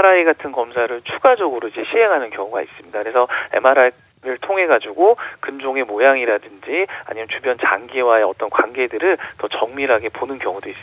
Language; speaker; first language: Korean; native; Korean